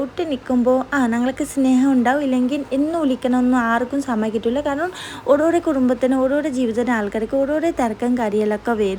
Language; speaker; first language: Malayalam; non-native, local second language; Assamese